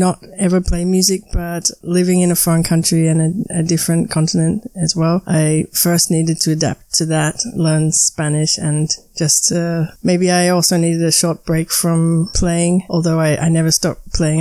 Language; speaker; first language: English; native; English